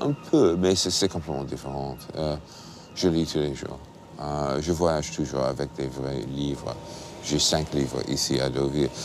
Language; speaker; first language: French; non-native, fluent; English